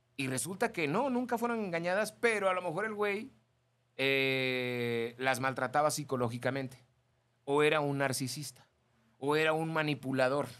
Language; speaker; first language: Spanish; native; Spanish